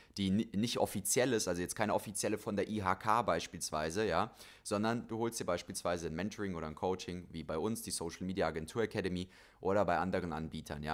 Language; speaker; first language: German; native; German